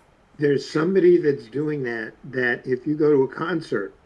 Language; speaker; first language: English; native; English